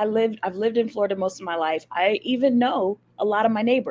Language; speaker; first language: English; native; English